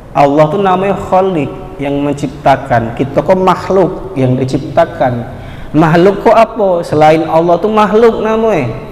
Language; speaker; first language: Malay; native; Malay